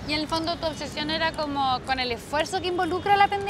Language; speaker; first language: Spanish; native; Spanish